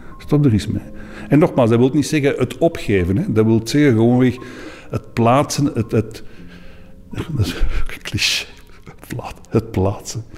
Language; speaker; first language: Dutch; native; Dutch